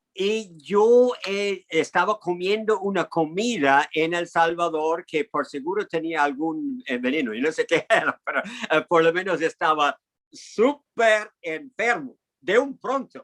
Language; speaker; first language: Spanish; non-native, fluent; English